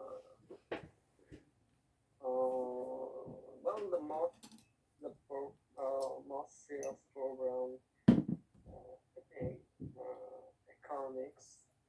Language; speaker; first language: English; non-native, learner; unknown